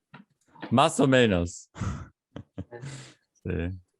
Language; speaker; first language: Spanish; non-native, fluent; English